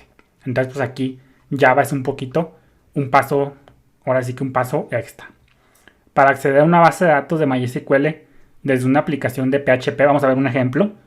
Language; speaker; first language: Spanish; native; Spanish